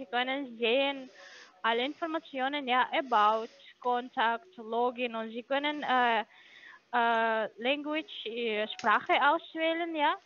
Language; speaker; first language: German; non-native, learner; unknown